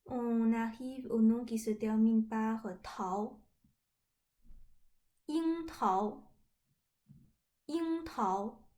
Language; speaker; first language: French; non-native, fluent; Chinese